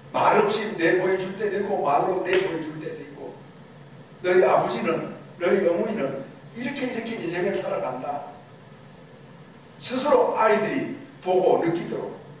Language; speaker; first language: Korean; native; Korean